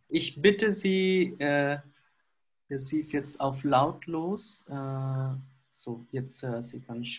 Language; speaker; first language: German; non-native, fluent; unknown